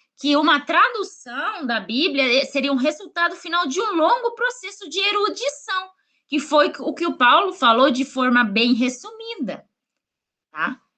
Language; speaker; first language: Portuguese; non-native, fluent; Spanish